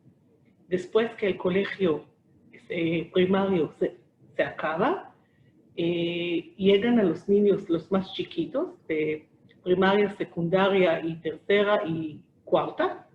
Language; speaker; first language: Spanish; non-native, fluent; Hebrew